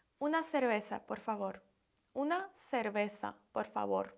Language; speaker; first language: Spanish; non-native, fluent; Ukrainian